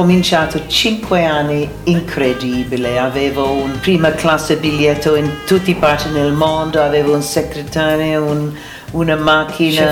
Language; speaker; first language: Italian; non-native, learner; English